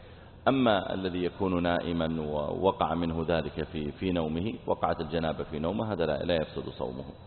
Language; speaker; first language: Arabic; native; Arabic